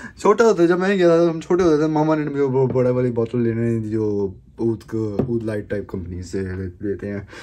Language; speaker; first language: Urdu; native; Urdu